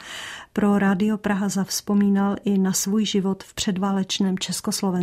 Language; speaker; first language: Czech; native; Czech